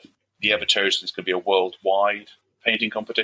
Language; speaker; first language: English; native; English